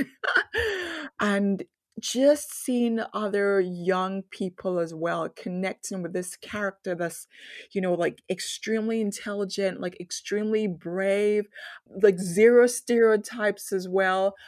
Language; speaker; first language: English; non-native, local second language; Yoruba